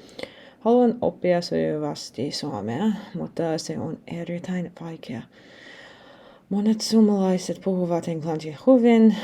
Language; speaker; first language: Finnish; non-native, learner; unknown